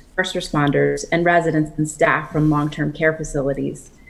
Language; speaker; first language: English; native; English